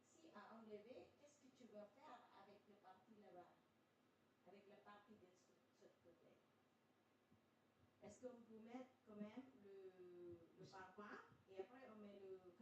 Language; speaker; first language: French; non-native, fluent; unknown